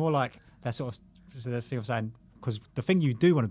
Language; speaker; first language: English; native; English